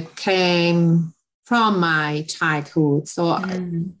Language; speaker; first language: English; non-native, fluent; Hungarian